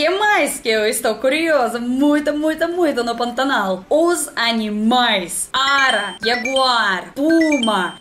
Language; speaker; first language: Portuguese; non-native, learner; Russian